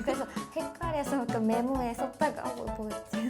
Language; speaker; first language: Korean; non-native, learner; Japanese